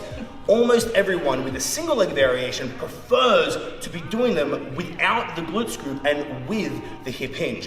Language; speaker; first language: English; native; English